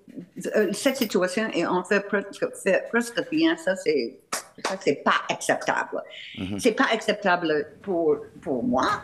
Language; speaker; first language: French; non-native, fluent; English